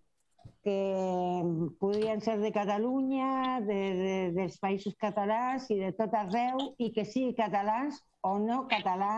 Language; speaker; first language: Catalan; early bilingual, heritage; Spanish